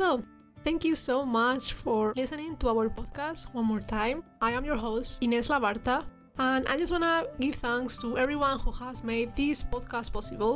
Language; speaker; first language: English; non-native, fluent; Spanish